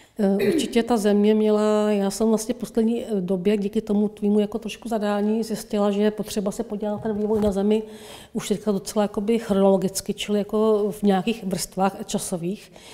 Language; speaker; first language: Czech; native; Czech